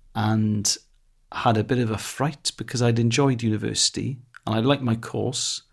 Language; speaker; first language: English; non-native, local second language; Welsh